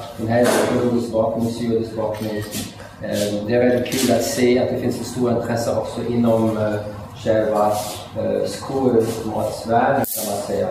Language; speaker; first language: Swedish; non-native, fluent; German